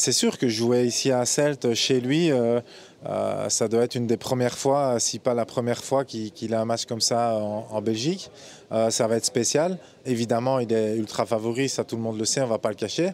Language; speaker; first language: French; native; French